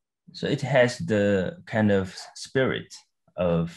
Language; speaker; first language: English; non-native, fluent; Chinese